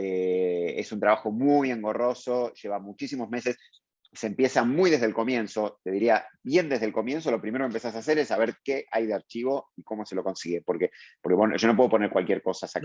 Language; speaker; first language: Spanish; native; Spanish